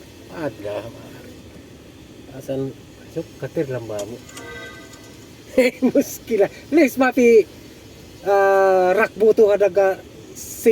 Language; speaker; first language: Arabic; non-native, learner; Filipino